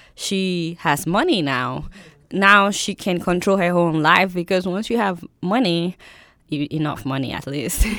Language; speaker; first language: English; non-native, local second language; Yoruba